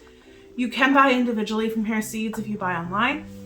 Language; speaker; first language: English; native; English